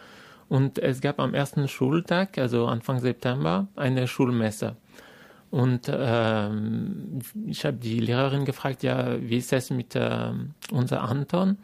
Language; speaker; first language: German; non-native, fluent; French